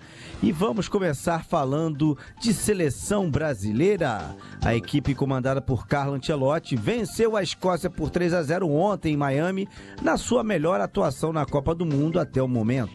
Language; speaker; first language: Portuguese; native; Portuguese